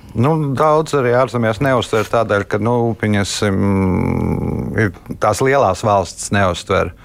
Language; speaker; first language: Latvian; native; Latvian